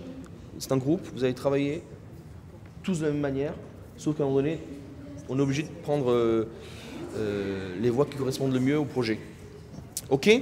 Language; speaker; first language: French; native; French